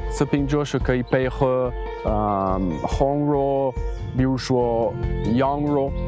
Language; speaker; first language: Chinese; non-native, learner; French